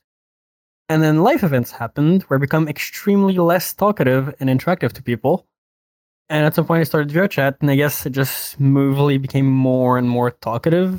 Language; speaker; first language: English; non-native, fluent; French